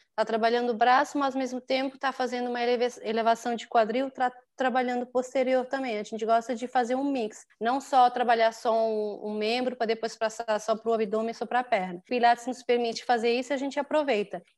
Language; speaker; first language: Portuguese; non-native, local second language; Kabuverdianu